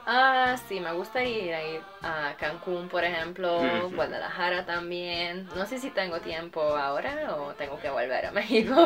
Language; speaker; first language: Spanish; non-native, fluent; Hungarian